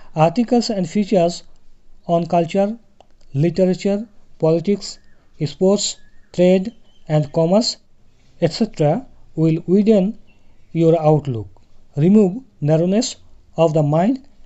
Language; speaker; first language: English; non-native, local second language; Bangla